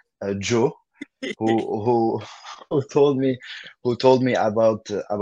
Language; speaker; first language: English; non-native, fluent; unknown